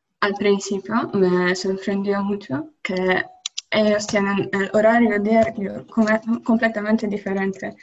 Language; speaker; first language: Spanish; non-native, learner; Polish